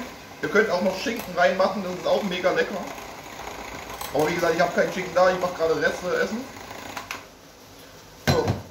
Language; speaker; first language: German; native; German